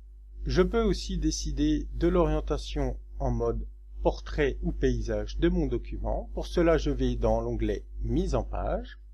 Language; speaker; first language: French; native; French